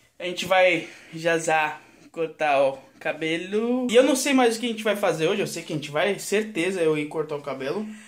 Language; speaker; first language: Portuguese; native; Portuguese